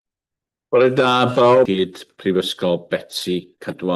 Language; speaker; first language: Welsh; non-native, learner; English